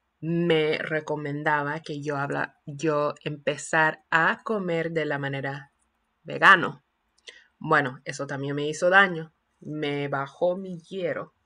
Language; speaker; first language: Spanish; non-native, fluent; English